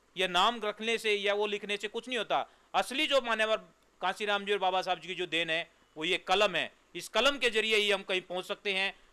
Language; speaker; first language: Hindi; non-native, local second language; Punjabi